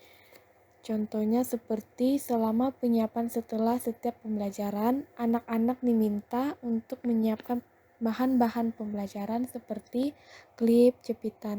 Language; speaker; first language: Indonesian; native; Indonesian